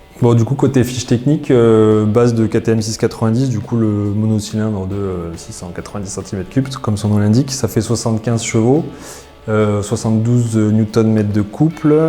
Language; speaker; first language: French; native; French